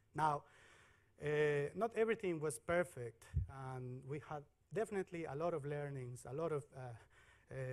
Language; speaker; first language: English; non-native, fluent; Spanish